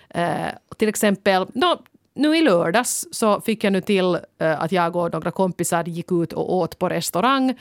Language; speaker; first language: Swedish; native; Swedish